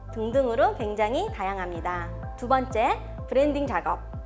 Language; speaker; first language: Korean; early bilingual, heritage; Korean